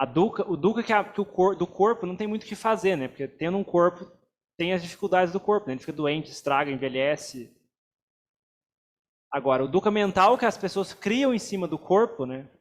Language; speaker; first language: Portuguese; native; Portuguese